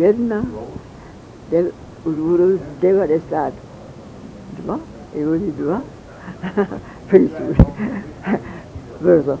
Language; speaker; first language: Czech; early bilingual, heritage; Czech